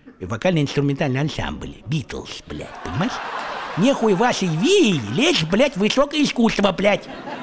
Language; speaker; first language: Russian; native; Russian